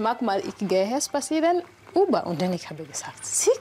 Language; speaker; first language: German; non-native, learner; Swahili